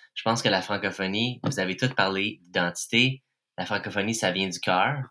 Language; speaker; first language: French; native; French